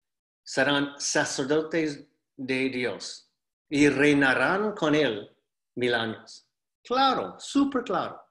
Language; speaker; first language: Spanish; non-native, fluent; English